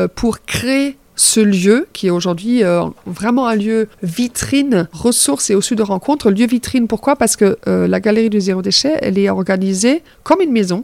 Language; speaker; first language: French; non-native, fluent; German